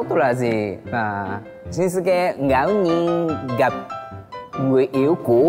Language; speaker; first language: Vietnamese; non-native, learner; Japanese